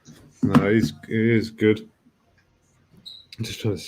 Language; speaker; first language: English; native; English